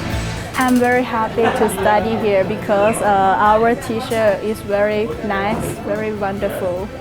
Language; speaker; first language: English; non-native, learner; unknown